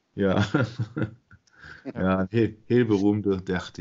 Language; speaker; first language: Dutch; non-native, learner; German